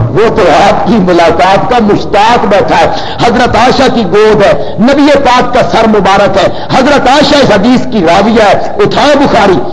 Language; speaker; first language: Urdu; non-native, local second language; Punjabi